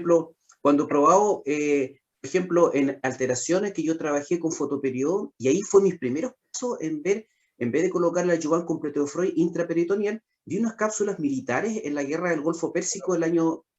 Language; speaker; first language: Spanish; native; Spanish